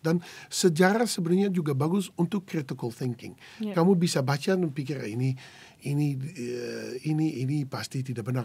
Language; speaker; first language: Indonesian; non-native, fluent; Dutch